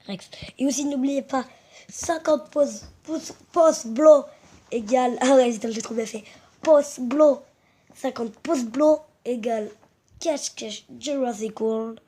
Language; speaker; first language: French; native; French